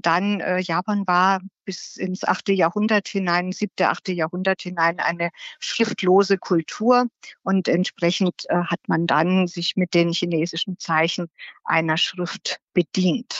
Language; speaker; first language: German; native; German